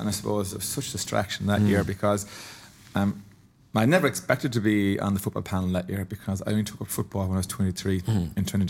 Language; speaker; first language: English; native; English